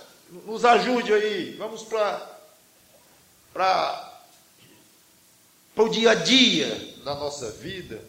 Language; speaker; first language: Portuguese; native; Portuguese